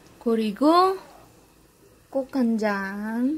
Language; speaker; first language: Korean; non-native, learner; Filipino